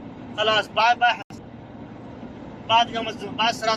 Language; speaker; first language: Arabic; non-native, learner; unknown